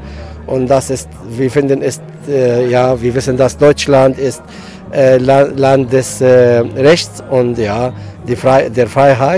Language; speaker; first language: German; non-native, learner; Arabic